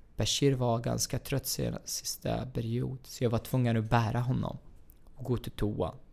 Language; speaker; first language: Swedish; non-native, fluent; Arabic